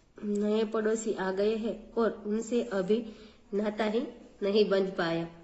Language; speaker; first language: Hindi; non-native, local second language; Gujarati